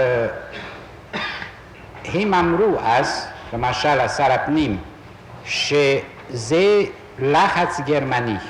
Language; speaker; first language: Hebrew; non-native, fluent; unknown